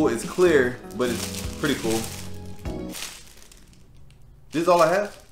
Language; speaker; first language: English; native; English